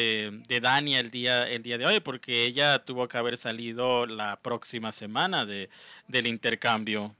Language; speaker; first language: Spanish; native; Spanish